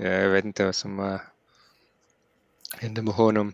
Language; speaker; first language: Swedish; early bilingual, heritage; Swedish